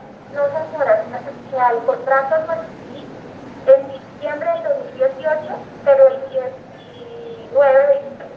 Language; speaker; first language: Spanish; native; Spanish